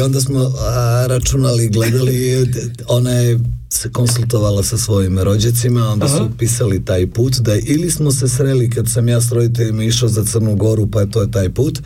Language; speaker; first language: Serbian; native; Serbian